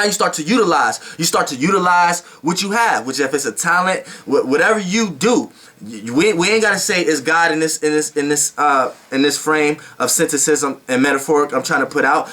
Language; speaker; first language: English; native; English